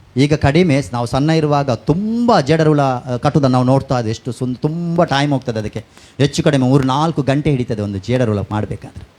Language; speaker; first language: Kannada; non-native, local second language; Tulu